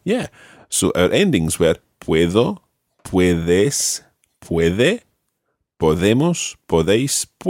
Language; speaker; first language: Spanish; non-native, fluent; English